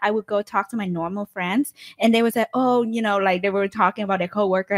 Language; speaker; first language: English; non-native, fluent; Vietnamese